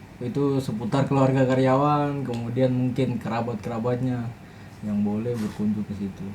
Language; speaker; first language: Indonesian; native; Indonesian